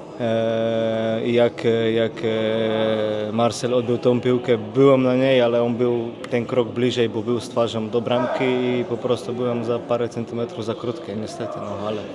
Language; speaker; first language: Polish; non-native, fluent; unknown